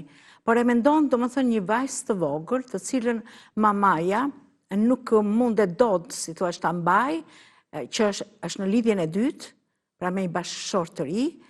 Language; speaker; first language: Albanian; native; Albanian